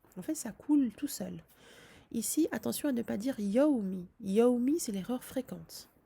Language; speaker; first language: French; native; French